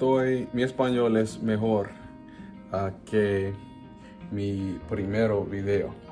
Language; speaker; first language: Spanish; non-native, learner; English